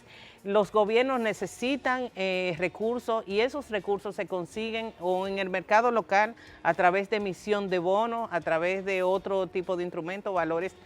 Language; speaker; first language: Spanish; native; Spanish